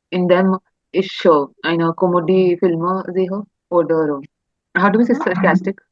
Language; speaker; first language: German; non-native, learner; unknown